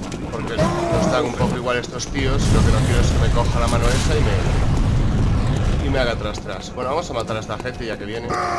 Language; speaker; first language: Spanish; native; Spanish